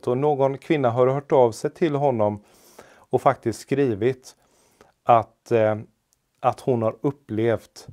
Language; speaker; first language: Swedish; native; Swedish